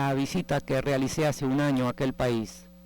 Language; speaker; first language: Spanish; native; Spanish